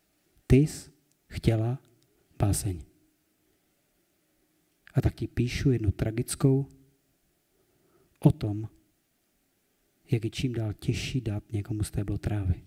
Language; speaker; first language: Czech; native; Czech